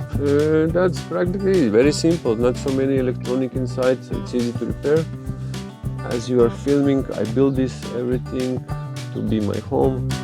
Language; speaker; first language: English; non-native, fluent; Croatian